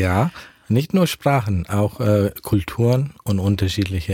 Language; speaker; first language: German; early bilingual, heritage; German